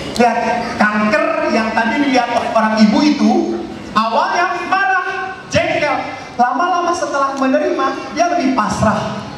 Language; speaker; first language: Indonesian; non-native, local second language; Javanese